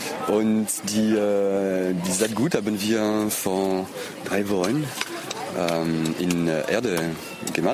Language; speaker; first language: German; non-native, fluent; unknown